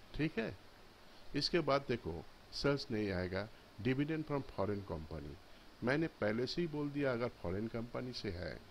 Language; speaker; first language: Hindi; non-native, local second language; Bangla